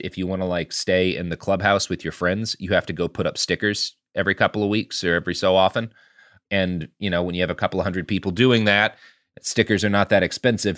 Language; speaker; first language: English; native; English